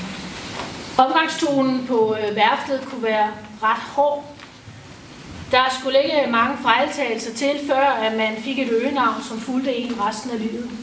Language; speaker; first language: Danish; native; Danish